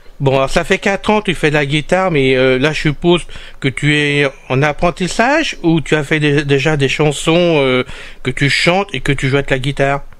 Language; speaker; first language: French; native; French